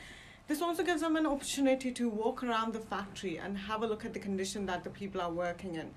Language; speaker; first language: English; native; English